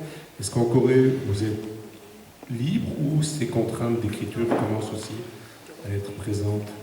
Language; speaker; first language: French; native; French